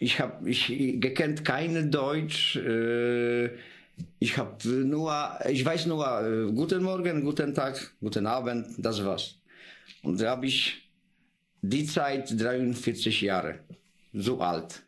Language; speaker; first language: German; non-native, learner; Polish